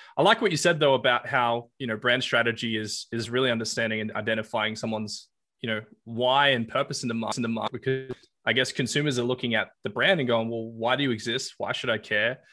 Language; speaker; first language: English; native; English